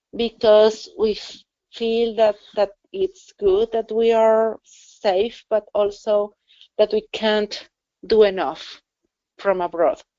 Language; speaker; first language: English; non-native, fluent; Spanish